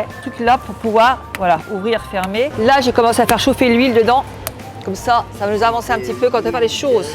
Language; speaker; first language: French; native; French